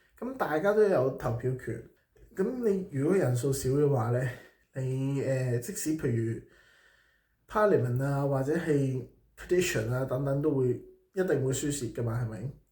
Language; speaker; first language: Cantonese; native; Cantonese